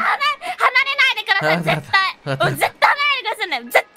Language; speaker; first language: Japanese; native; Japanese